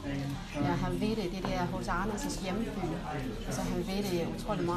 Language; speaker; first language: Danish; non-native, fluent; Chinese